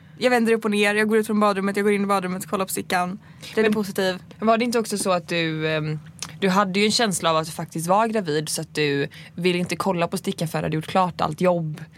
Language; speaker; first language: Swedish; native; Swedish